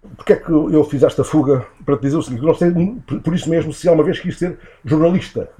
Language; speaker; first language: Portuguese; native; Portuguese